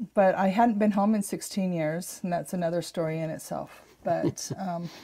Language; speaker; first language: English; native; English